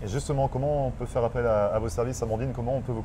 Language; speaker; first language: French; native; French